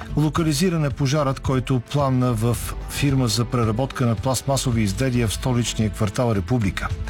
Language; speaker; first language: Bulgarian; native; Bulgarian